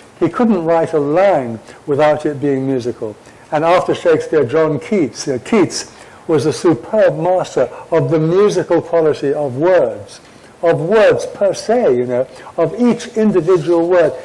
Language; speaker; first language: English; native; English